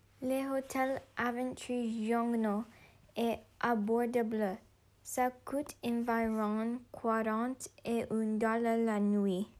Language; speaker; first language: French; non-native, learner; English